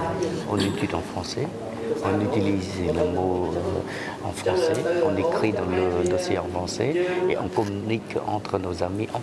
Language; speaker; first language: French; non-native, fluent; Khmer